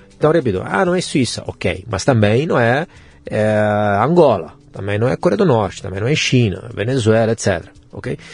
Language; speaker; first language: Portuguese; non-native, fluent; Italian